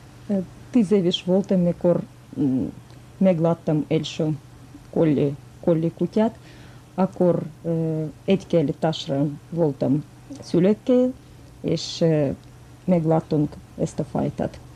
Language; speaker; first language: Hungarian; non-native, fluent; Russian